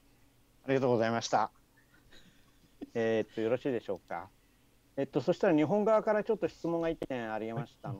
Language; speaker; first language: Japanese; native; Japanese